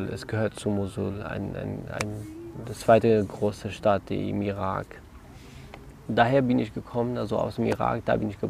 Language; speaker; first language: German; non-native, learner; Kurdish